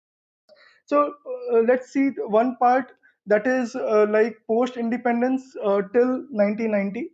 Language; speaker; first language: English; non-native, local second language; Hindi